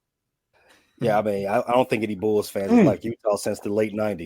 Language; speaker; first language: English; native; English